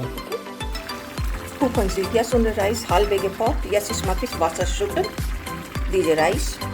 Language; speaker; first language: German; non-native, learner; Hindi